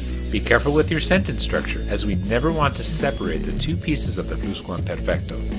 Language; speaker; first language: English; native; English